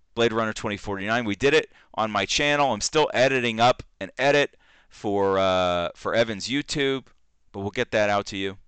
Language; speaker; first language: English; native; English